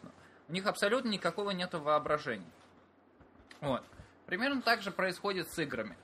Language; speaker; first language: Russian; native; Russian